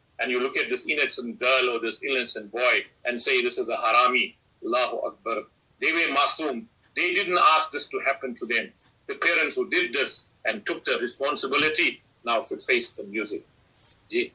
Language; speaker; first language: English; early bilingual, other home language; Urdu